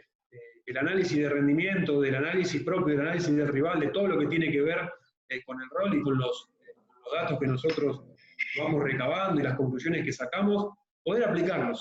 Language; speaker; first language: Spanish; native; Spanish